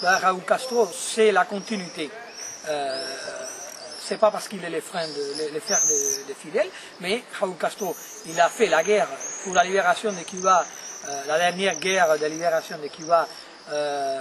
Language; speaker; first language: French; non-native, fluent; Spanish